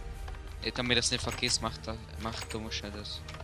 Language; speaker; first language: German; native; German